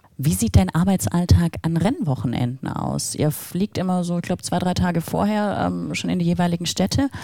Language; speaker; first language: German; native; German